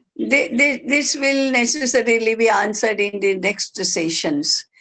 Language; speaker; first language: English; non-native, local second language; Hindi